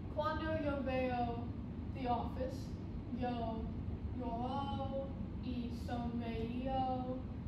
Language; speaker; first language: Spanish; non-native, learner; English